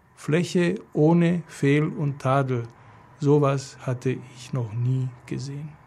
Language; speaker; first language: German; non-native, fluent; Romanian